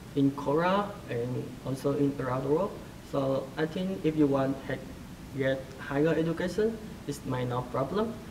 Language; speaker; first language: English; non-native, fluent; Vietnamese